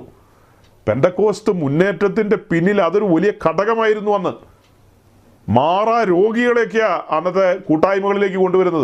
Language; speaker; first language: Malayalam; native; Malayalam